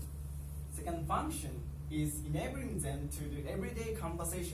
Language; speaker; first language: English; non-native, learner; Japanese